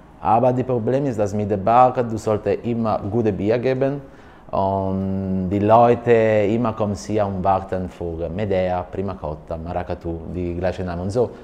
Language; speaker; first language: German; non-native, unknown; Italian